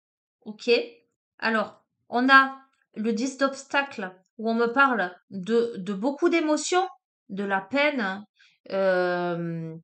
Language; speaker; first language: French; native; French